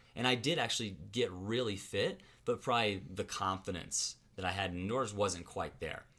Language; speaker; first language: English; native; English